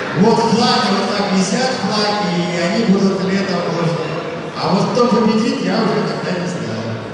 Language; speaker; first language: Russian; native; Russian